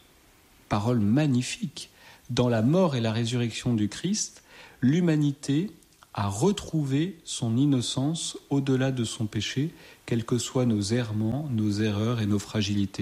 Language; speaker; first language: French; native; French